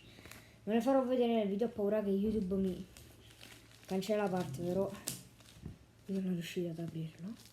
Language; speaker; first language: Italian; native; Italian